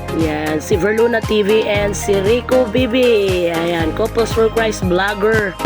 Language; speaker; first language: Filipino; non-native, local second language; Cebuano